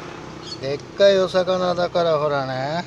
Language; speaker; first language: Japanese; native; Japanese